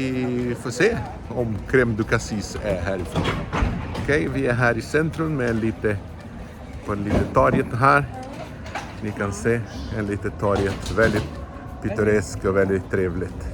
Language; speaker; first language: Swedish; non-native, fluent; Portuguese